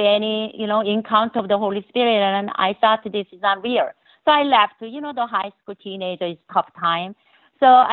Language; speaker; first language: English; non-native, learner; Korean